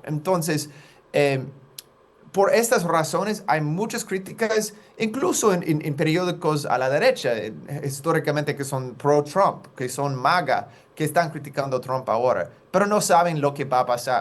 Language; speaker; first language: Spanish; non-native, fluent; English